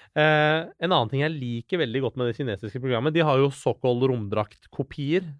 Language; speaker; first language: Norwegian; early bilingual, other home language; Persian